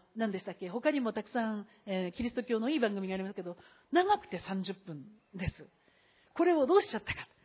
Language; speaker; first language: Japanese; native; Japanese